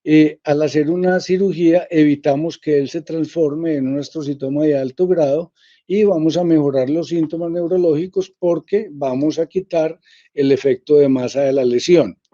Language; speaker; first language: Spanish; native; Spanish